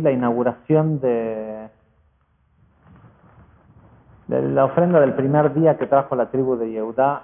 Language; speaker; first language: Spanish; native; Spanish